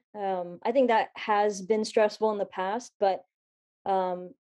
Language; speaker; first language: English; native; English